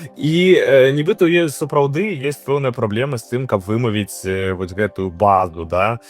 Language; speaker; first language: Belarusian; non-native, local second language; Russian